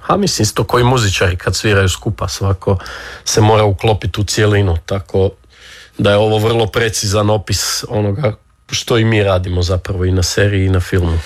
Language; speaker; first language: Croatian; native; Croatian